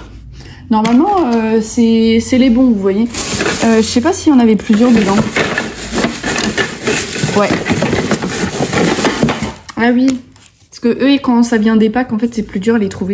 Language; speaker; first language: French; native; French